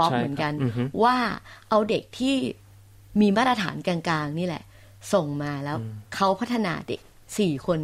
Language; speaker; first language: Thai; native; Thai